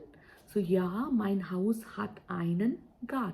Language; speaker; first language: German; non-native, fluent; Hindi